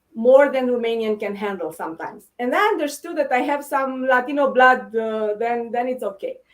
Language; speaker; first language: English; non-native, fluent; Romanian